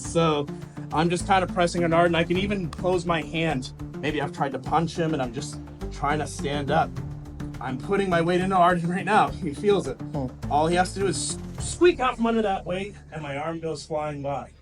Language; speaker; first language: English; native; English